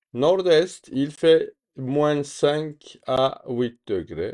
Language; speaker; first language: French; non-native, fluent; Turkish